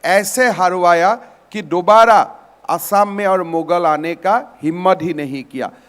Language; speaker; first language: Hindi; non-native, local second language; Assamese